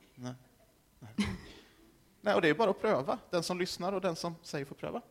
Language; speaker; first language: Swedish; native; Swedish